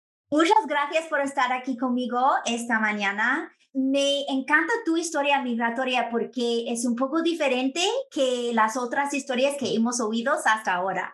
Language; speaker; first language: Spanish; non-native, fluent; English